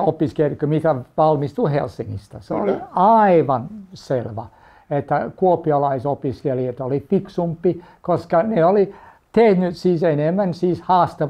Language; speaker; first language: Finnish; non-native, fluent; English